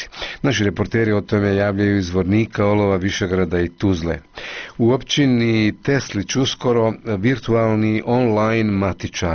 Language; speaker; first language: Croatian; native; Croatian